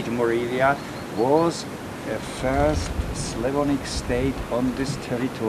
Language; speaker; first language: English; non-native, fluent; Czech